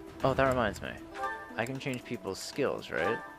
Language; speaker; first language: English; native; English